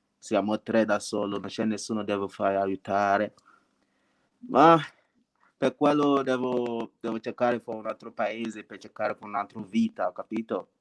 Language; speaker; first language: Italian; non-native, learner; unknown